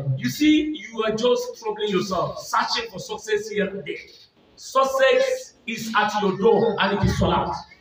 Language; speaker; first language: English; non-native, local second language; Yoruba